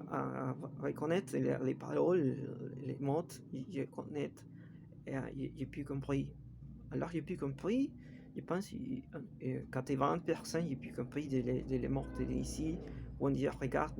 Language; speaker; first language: French; non-native, learner; Spanish